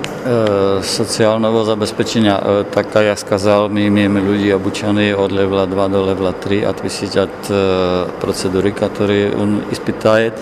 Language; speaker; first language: Russian; non-native, learner; Slovak